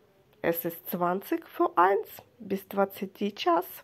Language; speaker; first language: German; non-native, fluent; Russian